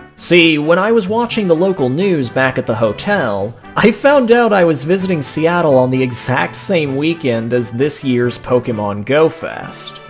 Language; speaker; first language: English; native; English